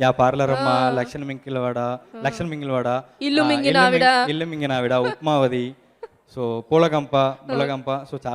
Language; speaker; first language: Telugu; non-native, learner; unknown